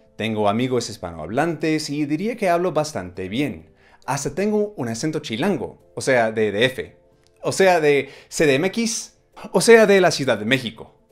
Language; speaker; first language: Spanish; non-native, fluent; English